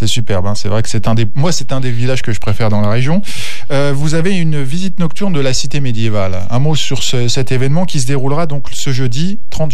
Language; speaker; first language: French; native; French